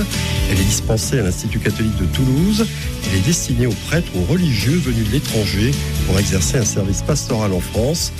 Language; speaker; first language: French; native; French